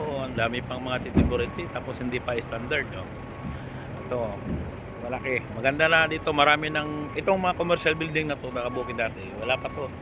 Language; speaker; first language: Filipino; non-native, local second language; Cebuano